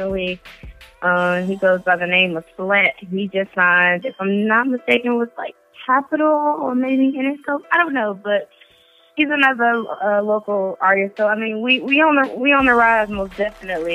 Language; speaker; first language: English; native; English